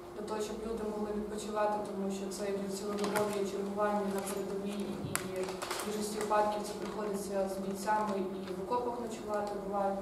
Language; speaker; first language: Ukrainian; native; Ukrainian